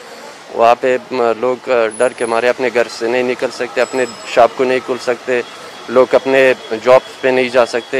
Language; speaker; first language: Hindi; non-native, fluent; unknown